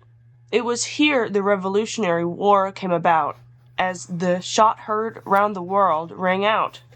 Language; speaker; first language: English; native; English